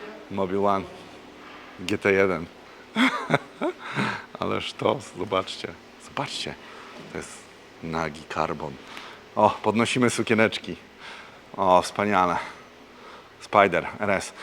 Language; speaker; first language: Polish; native; Polish